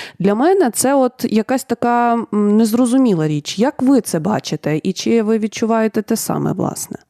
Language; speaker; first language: Ukrainian; native; Ukrainian